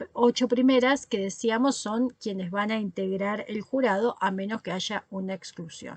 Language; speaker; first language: Spanish; native; Spanish